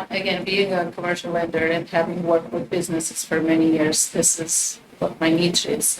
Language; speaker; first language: English; non-native, fluent; Albanian